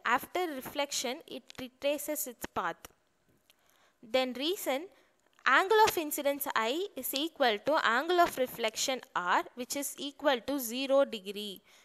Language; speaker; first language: English; non-native, local second language; Tamil